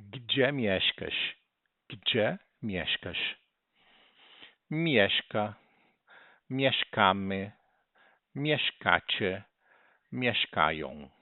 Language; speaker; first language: Polish; non-native, learner; Portuguese